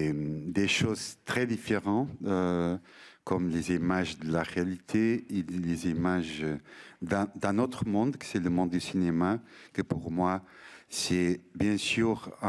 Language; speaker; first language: French; non-native, fluent; Portuguese